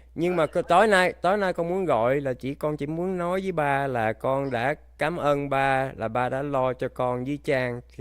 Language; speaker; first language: Vietnamese; early bilingual, heritage; Vietnamese